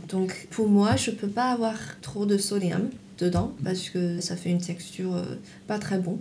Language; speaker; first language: French; non-native, fluent; Chinese